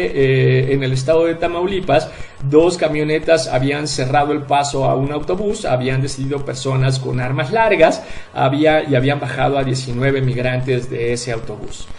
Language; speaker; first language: Spanish; native; Spanish